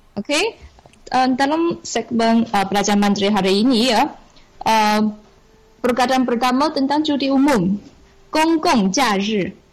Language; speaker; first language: Malay; non-native, fluent; Chinese